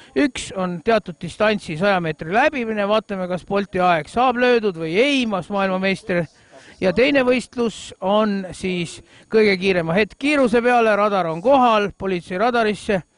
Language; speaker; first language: Estonian; native; Estonian